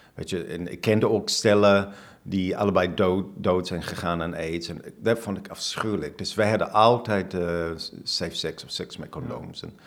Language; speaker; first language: Dutch; non-native, fluent; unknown